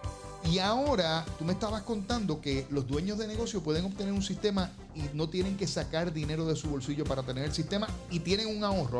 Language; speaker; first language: Spanish; native; Spanish